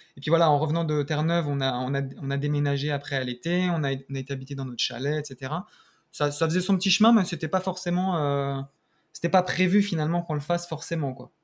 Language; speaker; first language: French; native; French